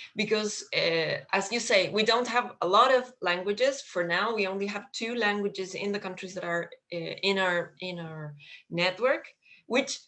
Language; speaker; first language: English; non-native, fluent; Spanish